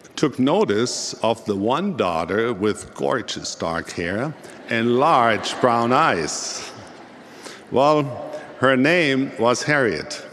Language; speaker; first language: English; early bilingual, other home language; German